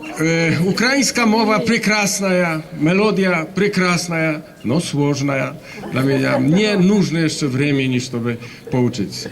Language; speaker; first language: Russian; non-native, learner; Polish